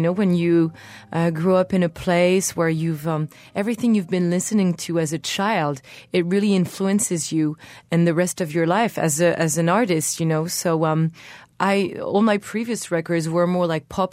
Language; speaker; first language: English; non-native, fluent; French